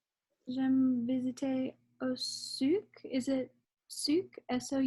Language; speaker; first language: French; non-native, learner; English